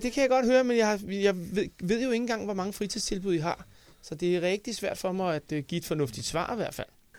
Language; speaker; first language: Danish; native; Danish